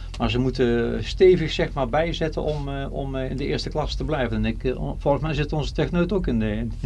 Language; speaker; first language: Dutch; native; Dutch